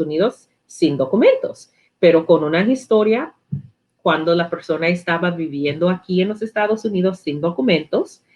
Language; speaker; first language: Spanish; non-native, learner; English